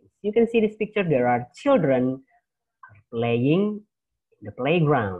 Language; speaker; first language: English; non-native, fluent; Indonesian